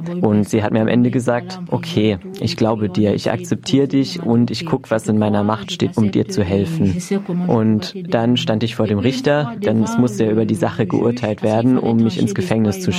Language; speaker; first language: German; non-native, fluent; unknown